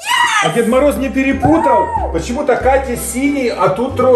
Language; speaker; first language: Russian; native; Russian